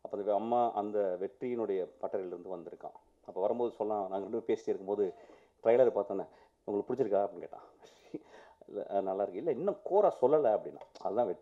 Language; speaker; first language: Tamil; native; Tamil